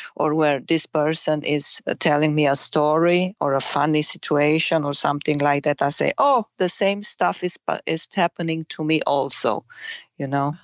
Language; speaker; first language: English; non-native, fluent; Romanian